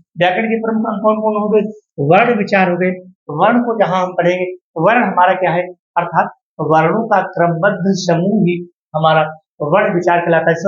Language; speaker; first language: Hindi; native; Hindi